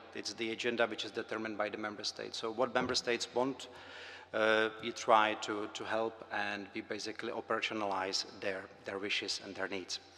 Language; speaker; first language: English; non-native, fluent; Czech